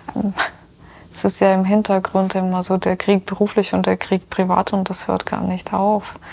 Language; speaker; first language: German; non-native, fluent; Ukrainian